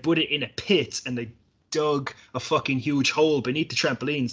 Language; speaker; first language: English; native; English